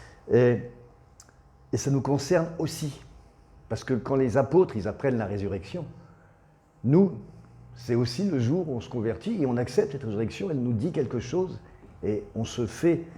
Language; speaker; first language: French; native; French